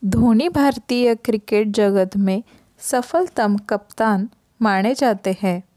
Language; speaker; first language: Hindi; non-native, local second language; Marathi